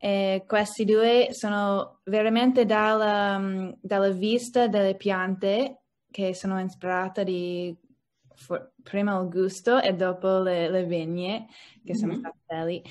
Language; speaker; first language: Italian; non-native, learner; English